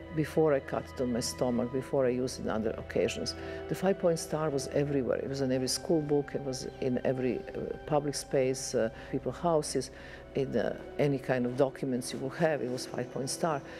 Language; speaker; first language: English; non-native, fluent; Serbian